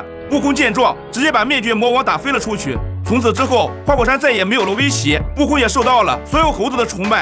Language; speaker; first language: Chinese; native; Chinese